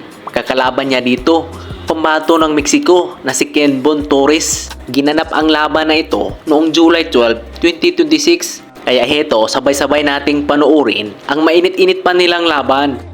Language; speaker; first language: Filipino; native; Filipino